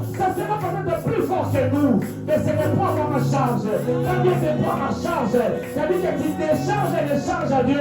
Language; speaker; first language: French; non-native, local second language; Lingala